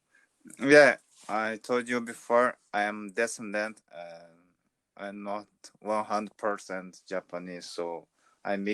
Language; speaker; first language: English; non-native, learner; Portuguese